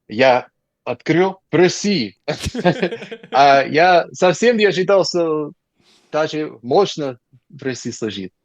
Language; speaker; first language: Russian; non-native, learner; English